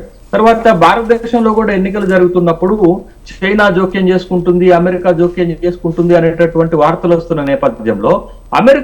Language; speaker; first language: Telugu; native; Telugu